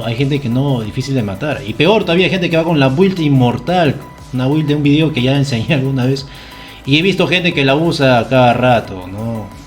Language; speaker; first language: Spanish; native; Spanish